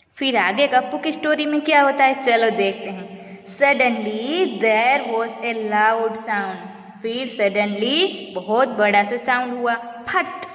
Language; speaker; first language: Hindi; non-native, local second language; Gujarati